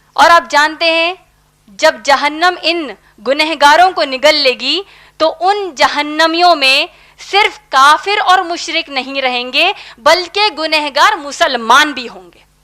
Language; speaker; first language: Urdu; native; Urdu